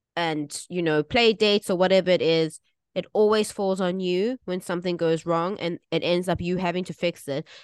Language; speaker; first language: English; native; English